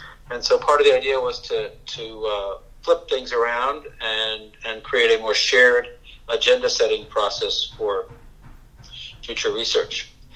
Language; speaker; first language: English; native; English